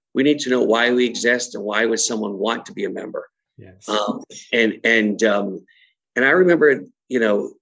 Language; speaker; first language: English; native; English